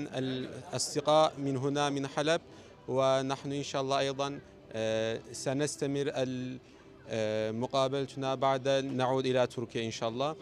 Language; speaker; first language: Arabic; non-native, learner; Turkish